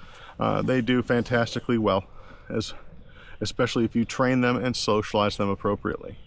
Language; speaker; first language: English; native; English